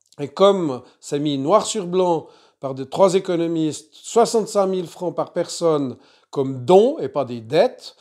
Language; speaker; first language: French; native; French